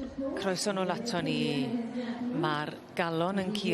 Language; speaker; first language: Welsh; native; Welsh